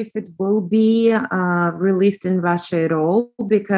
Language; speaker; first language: English; non-native, fluent; Russian